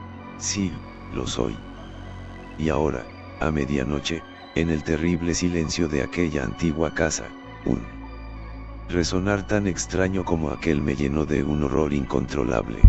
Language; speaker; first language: Spanish; native; Spanish